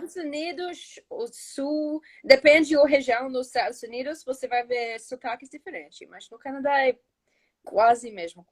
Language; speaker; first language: Portuguese; non-native, learner; English